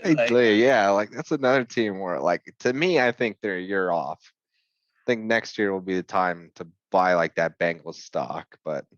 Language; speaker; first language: English; native; English